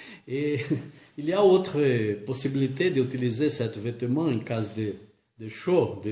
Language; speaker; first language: French; non-native, learner; Portuguese